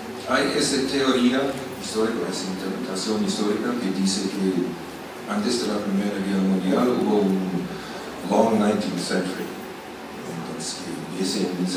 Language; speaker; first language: Spanish; non-native, fluent; German